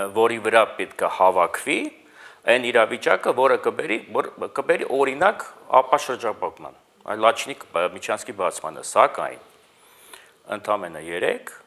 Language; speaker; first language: Armenian; native; Armenian